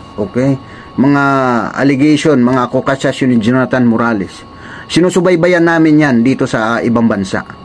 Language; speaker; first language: Filipino; non-native, local second language; Waray